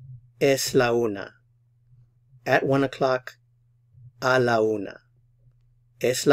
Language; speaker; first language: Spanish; non-native, fluent; English